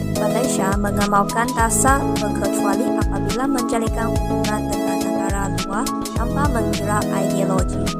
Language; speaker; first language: Malay; non-native, local second language; Chinese